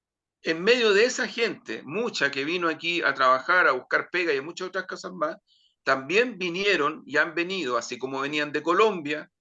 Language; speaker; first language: Spanish; native; Spanish